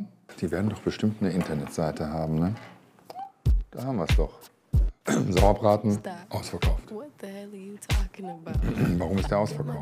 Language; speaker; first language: German; native; German